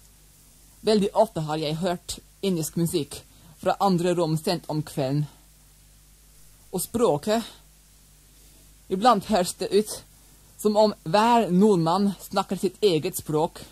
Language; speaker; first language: Norwegian; non-native, learner; English